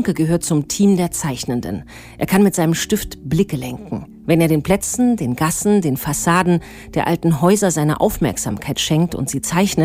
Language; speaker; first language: German; native; German